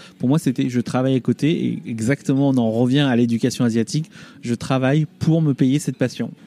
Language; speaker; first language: French; early bilingual, other home language; Vietnamese